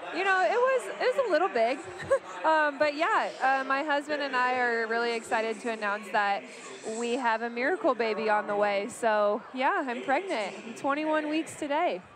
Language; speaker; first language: English; native; English